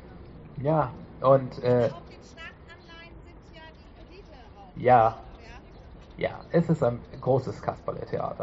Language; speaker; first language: German; native; German